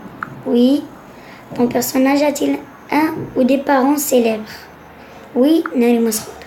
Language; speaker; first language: French; non-native, local second language; Arabic